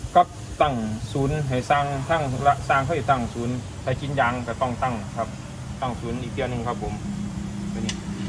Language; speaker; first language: Thai; native; Thai